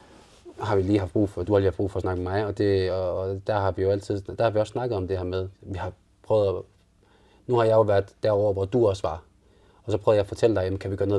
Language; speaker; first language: Danish; native; Danish